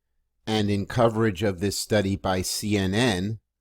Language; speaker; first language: English; native; English